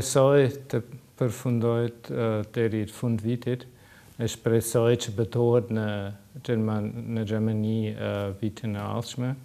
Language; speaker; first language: Albanian; non-native, learner; German